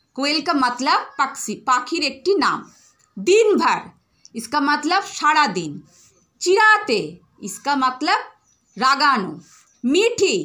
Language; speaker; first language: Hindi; non-native, local second language; Bangla